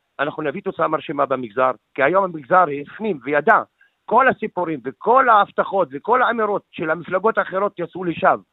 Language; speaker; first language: Hebrew; non-native, local second language; Arabic